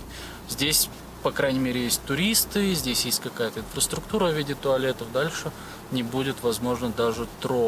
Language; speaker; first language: Russian; native; Russian